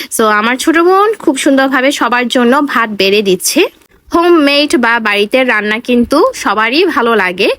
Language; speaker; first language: Bangla; non-native, local second language; Marma